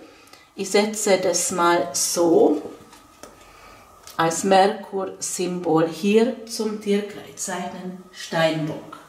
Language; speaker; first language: German; non-native, fluent; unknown